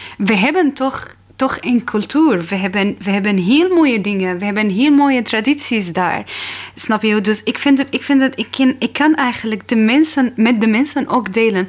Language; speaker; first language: Dutch; non-native, fluent; Arabic